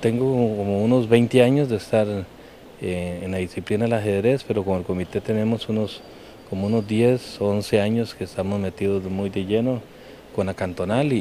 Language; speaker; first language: Spanish; native; Spanish